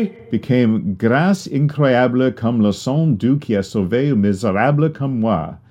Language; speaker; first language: French; non-native, fluent; English